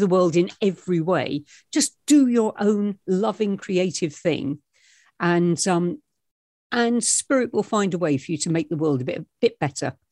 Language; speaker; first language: English; native; English